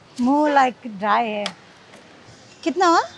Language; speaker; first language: Hindi; non-native, local second language; English